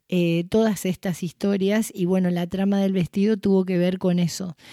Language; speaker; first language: Spanish; native; Spanish